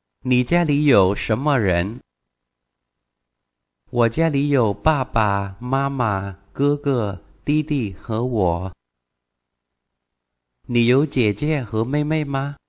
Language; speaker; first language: Chinese; non-native, fluent; Vietnamese